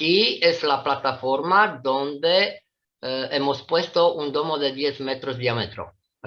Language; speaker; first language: Spanish; non-native, fluent; Italian